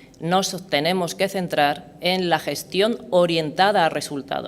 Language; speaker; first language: Spanish; native; Spanish